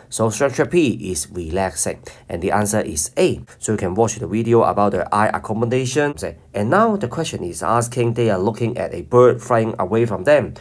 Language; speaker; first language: English; non-native, local second language; Cantonese